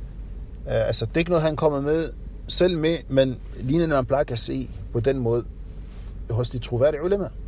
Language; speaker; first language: Danish; non-native, fluent; Arabic